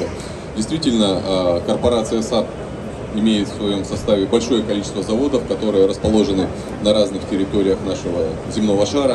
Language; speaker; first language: Russian; native; Russian